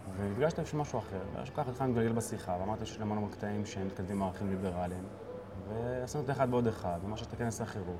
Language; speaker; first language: Hebrew; native; Hebrew